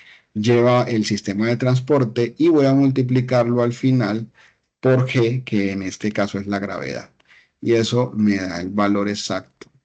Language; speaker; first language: Spanish; native; Spanish